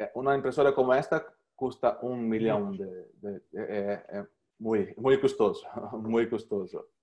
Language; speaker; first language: Spanish; non-native, learner; Portuguese